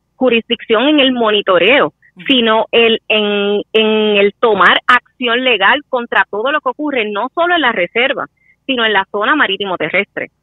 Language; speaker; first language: Spanish; native; Spanish